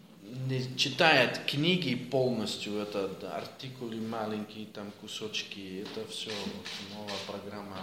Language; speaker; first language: Russian; non-native, learner; Dutch